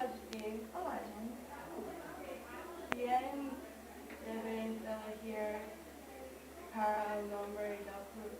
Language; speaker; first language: Spanish; non-native, learner; English